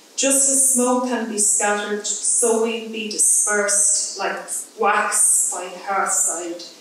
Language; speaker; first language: English; native; English